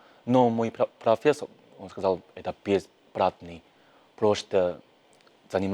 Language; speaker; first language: Russian; non-native, learner; Chinese